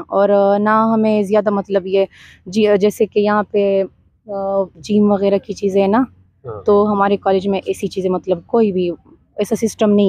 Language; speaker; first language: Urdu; non-native, local second language; Pashto